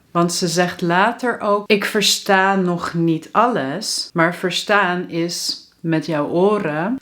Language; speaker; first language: Dutch; native; Dutch